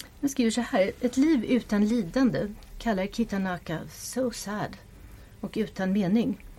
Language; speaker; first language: Swedish; non-native, fluent; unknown